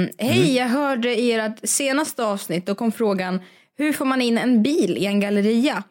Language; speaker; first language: Swedish; early bilingual, other home language; Russian